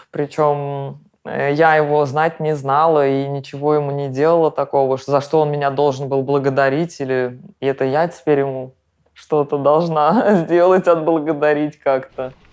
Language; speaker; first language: Russian; native; Russian